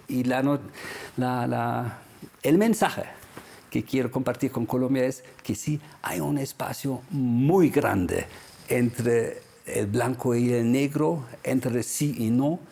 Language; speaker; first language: Spanish; non-native, fluent; German